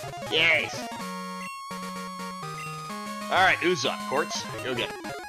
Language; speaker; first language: English; native; English